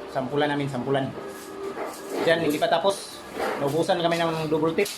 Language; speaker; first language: Filipino; non-native, local second language; Cebuano